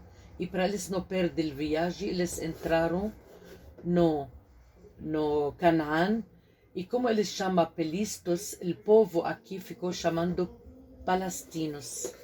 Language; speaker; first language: Portuguese; non-native, fluent; Arabic